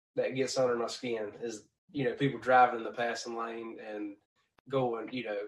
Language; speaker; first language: English; native; English